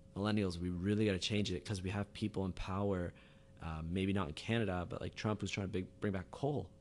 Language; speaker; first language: English; native; English